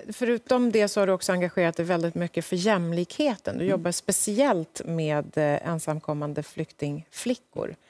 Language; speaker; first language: Swedish; native; Swedish